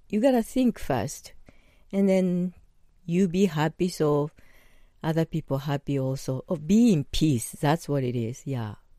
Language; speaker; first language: English; non-native, learner; Japanese